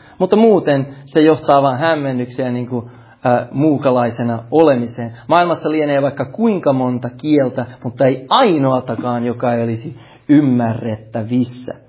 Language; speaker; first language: Finnish; early bilingual, heritage; Finnish